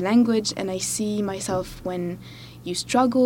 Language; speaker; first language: English; non-native, fluent; French